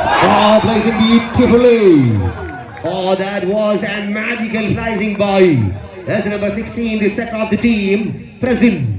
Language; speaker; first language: English; non-native, local second language; Malayalam